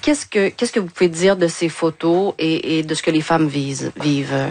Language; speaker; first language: French; native; French